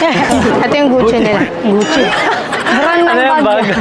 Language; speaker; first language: Filipino; native; Filipino